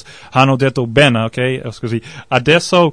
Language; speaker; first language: Italian; non-native, learner; English